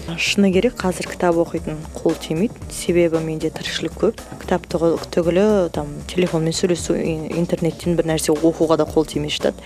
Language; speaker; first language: Kazakh; non-native, local second language; Russian